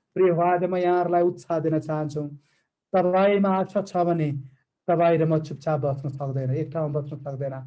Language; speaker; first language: Nepali; non-native, fluent; Malayalam